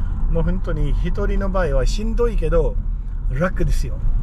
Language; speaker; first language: Japanese; non-native, fluent; Urdu